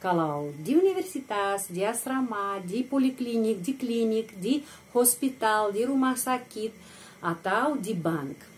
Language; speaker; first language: Indonesian; non-native, fluent; Russian